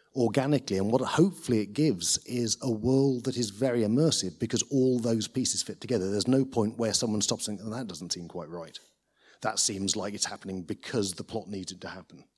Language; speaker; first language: English; native; English